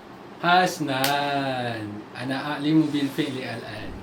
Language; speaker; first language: Arabic; non-native, learner; Malay